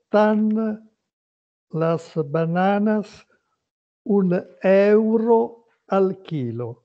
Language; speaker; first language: Spanish; non-native, learner; Italian